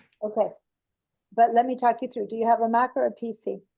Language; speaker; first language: English; native; English